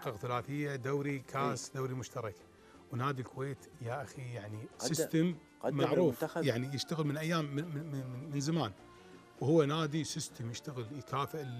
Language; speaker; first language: Arabic; native; Arabic